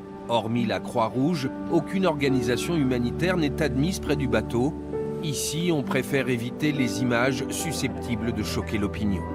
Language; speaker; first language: French; native; French